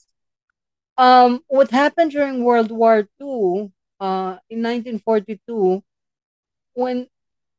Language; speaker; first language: English; non-native, local second language; Filipino